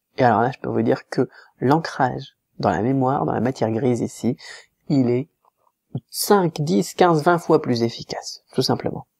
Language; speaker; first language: French; native; French